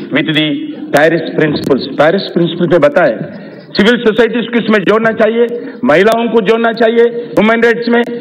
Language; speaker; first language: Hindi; non-native, local second language; Telugu